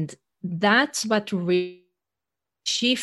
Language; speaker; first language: English; non-native, fluent; Hebrew